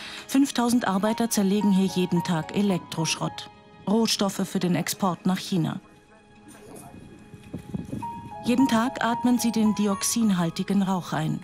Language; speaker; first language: German; native; German